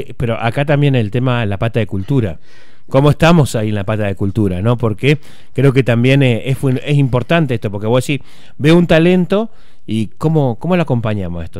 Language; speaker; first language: Spanish; native; Spanish